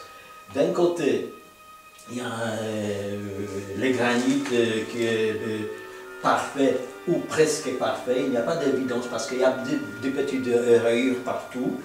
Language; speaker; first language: French; non-native, fluent; Polish